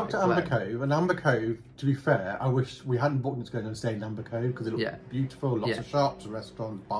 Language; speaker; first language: English; native; English